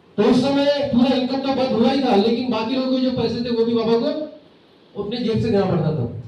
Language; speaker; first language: Hindi; native; Hindi